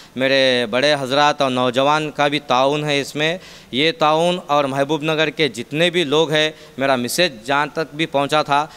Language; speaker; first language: Hindi; non-native, local second language; Urdu